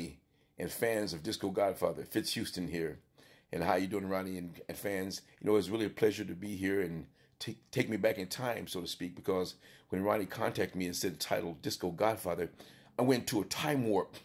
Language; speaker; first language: English; native; English